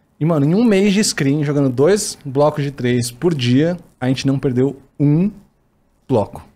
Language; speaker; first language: Portuguese; native; Portuguese